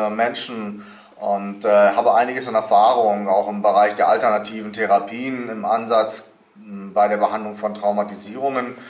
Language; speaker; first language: German; native; German